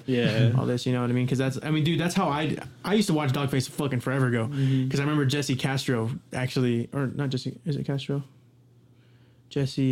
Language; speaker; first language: English; native; English